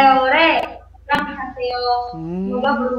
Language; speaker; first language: Korean; non-native, learner; Indonesian